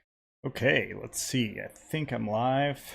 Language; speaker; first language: English; native; English